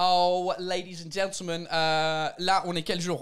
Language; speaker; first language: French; non-native, fluent; English